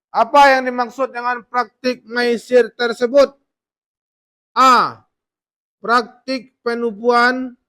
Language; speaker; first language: Indonesian; native; Indonesian